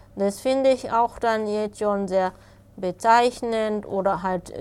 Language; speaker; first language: German; non-native, fluent; Japanese